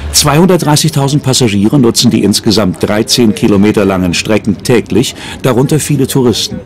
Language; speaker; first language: German; native; German